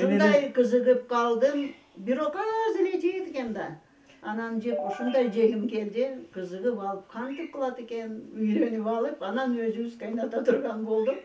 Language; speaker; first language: Kyrgyz; non-native, fluent; Russian